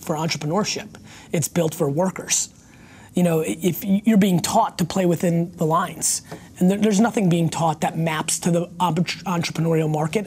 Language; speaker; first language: English; early bilingual, other home language; Russian